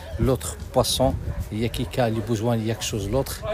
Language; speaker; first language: French; non-native, learner; Arabic